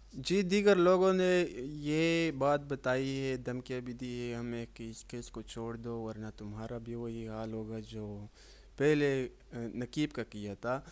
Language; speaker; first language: Urdu; non-native, local second language; Pashto